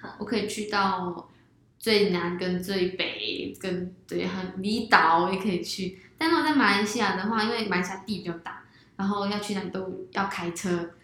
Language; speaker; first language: Chinese; native; Chinese